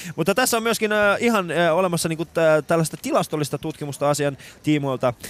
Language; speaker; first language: Finnish; non-native, fluent; Persian